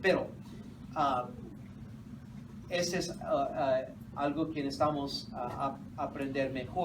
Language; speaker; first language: Spanish; non-native, fluent; English